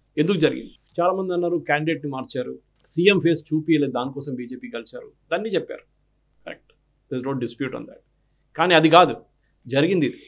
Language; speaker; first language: Telugu; non-native, fluent; Malayalam